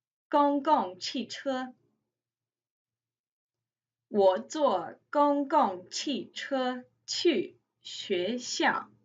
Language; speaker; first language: Chinese; non-native, fluent; English